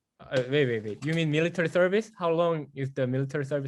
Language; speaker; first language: English; non-native, fluent; Korean